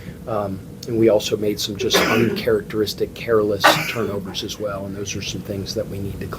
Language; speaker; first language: English; native; English